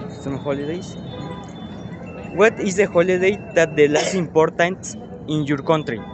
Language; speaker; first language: English; non-native, learner; Spanish